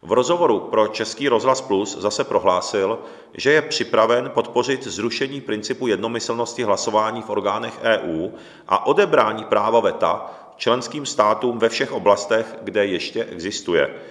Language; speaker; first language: Czech; non-native, local second language; Japanese